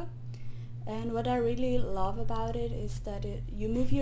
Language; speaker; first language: English; non-native, fluent; Swiss German